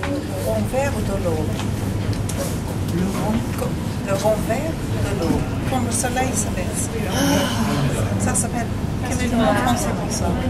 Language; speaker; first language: French; non-native, learner; English